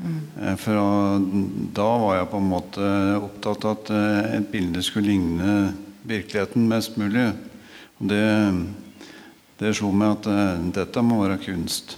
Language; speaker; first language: Norwegian; native; Norwegian